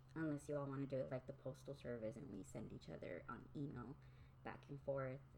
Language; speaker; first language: English; early bilingual, other home language; Spanish